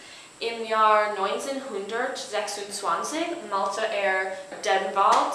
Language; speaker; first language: German; non-native, learner; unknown